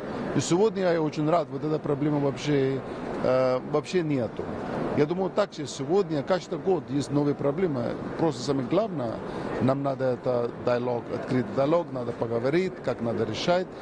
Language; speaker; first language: Russian; non-native, learner; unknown